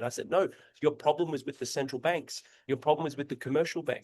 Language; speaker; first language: English; native; English